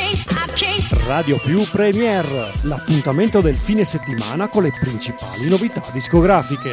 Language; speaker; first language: Italian; native; Italian